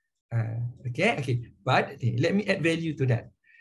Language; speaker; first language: English; non-native, local second language; Malay